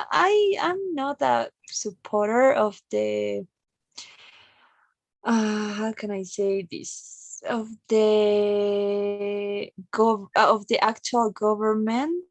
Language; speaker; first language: English; non-native, learner; Spanish